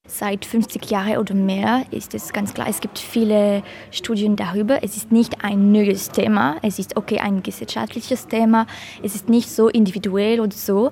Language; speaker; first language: German; non-native, local second language; French